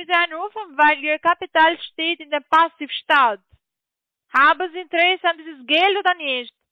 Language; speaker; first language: German; non-native, learner; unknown